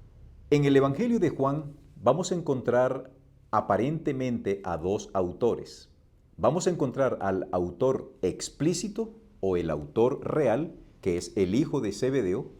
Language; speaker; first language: Spanish; native; Spanish